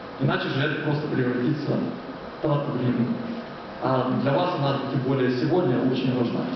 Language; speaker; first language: Russian; native; Russian